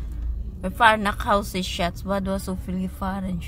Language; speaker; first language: German; non-native, learner; Filipino